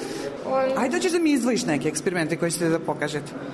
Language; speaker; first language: Serbian; native; Serbian